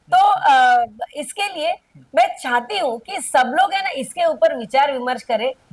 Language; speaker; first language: Hindi; non-native, local second language; Marathi